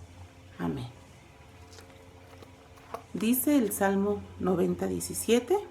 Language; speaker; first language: Spanish; native; Spanish